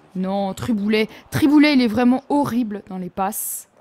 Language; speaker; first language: French; native; French